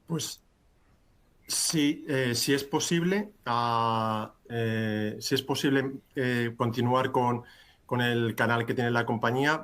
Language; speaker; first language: Spanish; native; Spanish